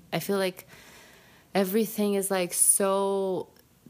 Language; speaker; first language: English; non-native, fluent; Portuguese